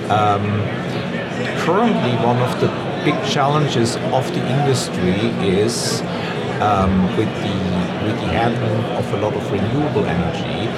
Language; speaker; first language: English; non-native, fluent; German